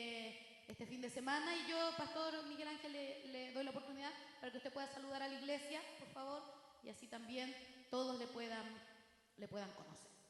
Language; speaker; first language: Spanish; native; Spanish